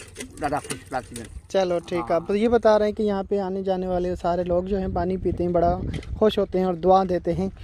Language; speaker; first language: Urdu; native; Urdu